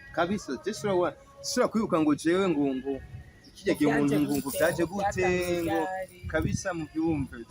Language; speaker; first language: Rundi; early bilingual, heritage; Rundi